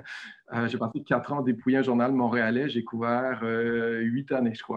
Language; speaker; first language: French; native; French